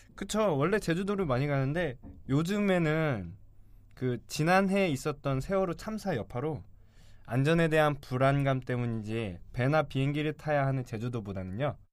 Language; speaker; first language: Korean; native; Korean